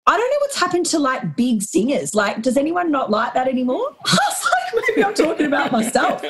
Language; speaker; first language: English; native; English